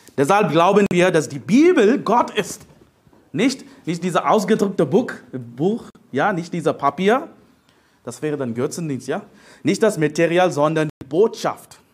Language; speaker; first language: German; non-native, fluent; Telugu